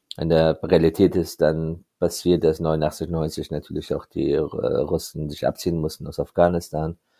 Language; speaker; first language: German; non-native, fluent; Persian